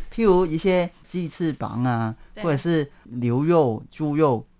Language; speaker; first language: Chinese; non-native, local second language; Cantonese